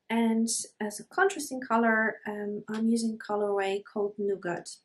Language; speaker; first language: English; non-native, fluent; Polish